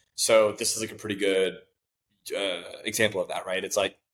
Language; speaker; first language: English; native; English